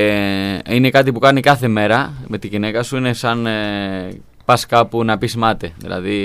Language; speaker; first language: Greek; non-native, learner; Spanish